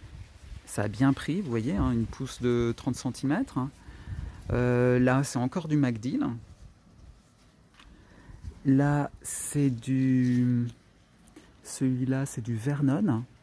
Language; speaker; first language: French; native; French